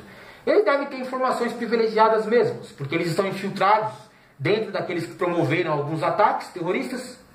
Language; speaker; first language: Portuguese; native; Portuguese